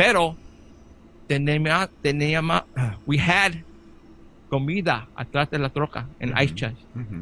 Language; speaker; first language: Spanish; early bilingual, heritage; Spanish